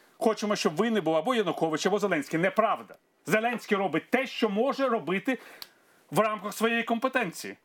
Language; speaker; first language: Ukrainian; non-native, local second language; Russian